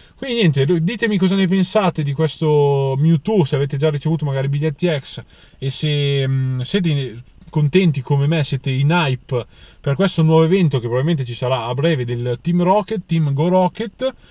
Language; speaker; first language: Italian; native; Italian